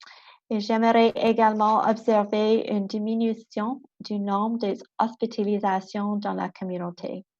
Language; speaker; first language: French; non-native, local second language; English